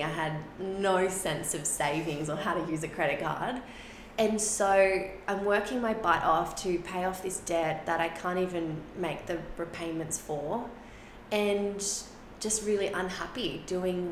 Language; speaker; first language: English; non-native, local second language; Spanish